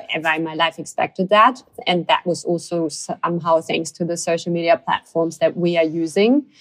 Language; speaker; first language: English; non-native, fluent; German